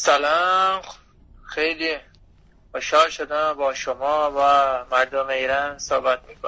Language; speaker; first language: Persian; non-native, learner; Portuguese